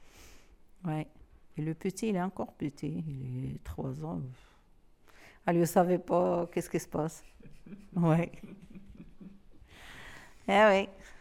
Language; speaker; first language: French; non-native, learner; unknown